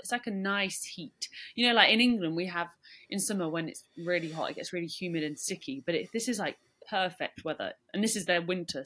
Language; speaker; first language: English; native; English